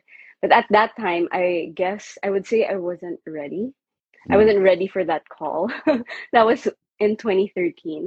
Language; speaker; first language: English; non-native, local second language; Filipino